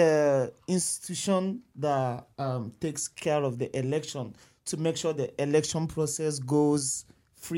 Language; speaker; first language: English; non-native, local second language; Igbo